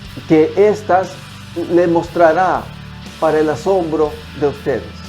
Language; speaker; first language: Spanish; native; Spanish